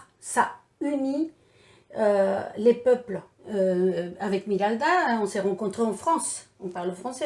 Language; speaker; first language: French; non-native, fluent; Spanish